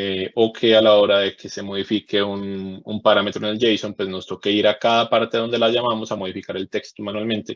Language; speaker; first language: Spanish; native; Spanish